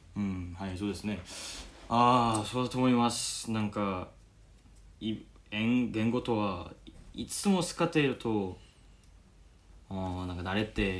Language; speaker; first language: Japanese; non-native, fluent; Korean